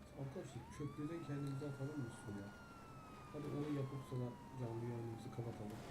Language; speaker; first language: Turkish; non-native, fluent; Russian